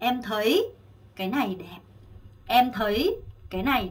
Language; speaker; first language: Vietnamese; non-native, fluent; Korean